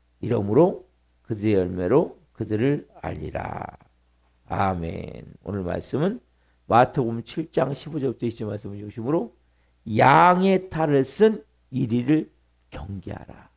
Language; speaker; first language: Korean; native; Korean